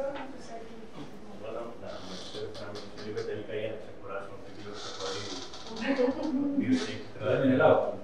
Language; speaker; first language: Greek; non-native, learner; Italian